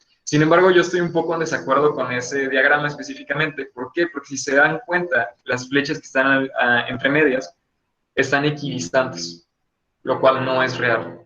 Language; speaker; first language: Spanish; native; Spanish